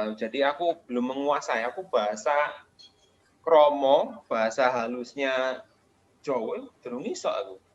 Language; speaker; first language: Indonesian; non-native, fluent; English